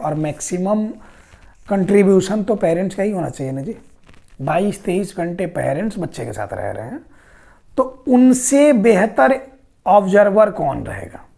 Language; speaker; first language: Hindi; non-native, local second language; Bhojpuri